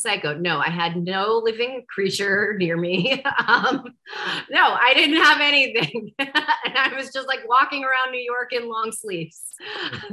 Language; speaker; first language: English; native; English